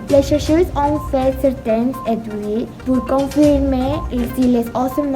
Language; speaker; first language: French; non-native, learner; Spanish